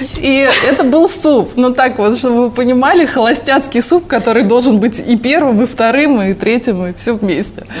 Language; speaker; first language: Russian; native; Russian